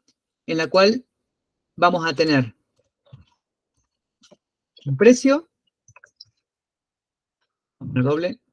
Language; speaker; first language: Spanish; native; Spanish